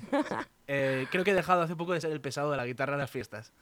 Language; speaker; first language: Spanish; native; Spanish